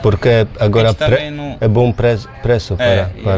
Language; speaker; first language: Portuguese; non-native, learner; Polish